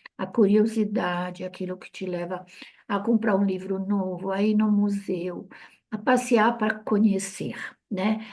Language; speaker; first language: Portuguese; early bilingual, other home language; Italian